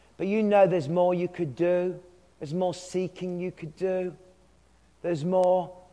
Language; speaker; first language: English; native; English